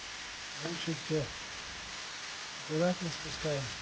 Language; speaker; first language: Russian; non-native, local second language; Chechen